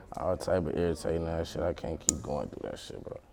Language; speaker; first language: English; native; English